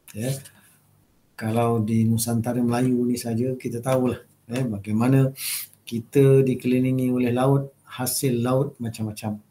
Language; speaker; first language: Malay; native; Malay